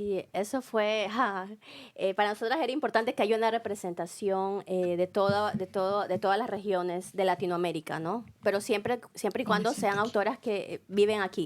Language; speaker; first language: Spanish; native; Spanish